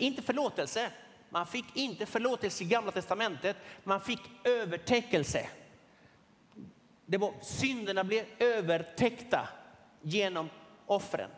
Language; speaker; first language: Swedish; non-native, fluent; Spanish